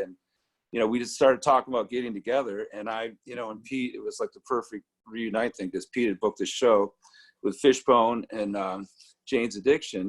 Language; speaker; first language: English; native; English